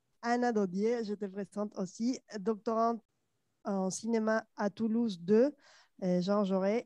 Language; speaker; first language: French; non-native, fluent; Spanish